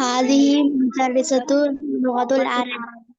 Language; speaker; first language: Arabic; non-native, learner; Tamil